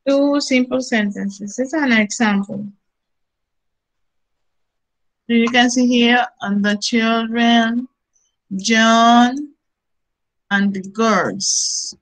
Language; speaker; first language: English; non-native, fluent; Spanish